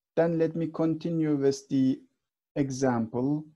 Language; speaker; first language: English; non-native, fluent; Turkish